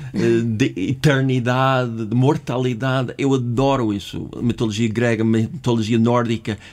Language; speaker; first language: Portuguese; non-native, fluent; English